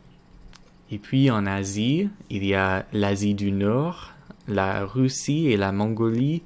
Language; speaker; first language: French; non-native, learner; English